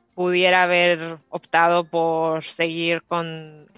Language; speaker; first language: Spanish; native; Spanish